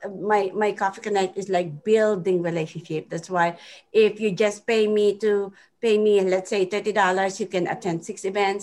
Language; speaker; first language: English; non-native, local second language; Filipino